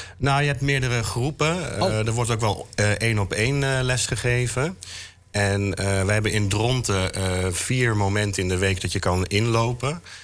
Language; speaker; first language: Dutch; native; Dutch